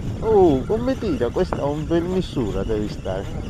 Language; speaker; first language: Italian; non-native, learner; Georgian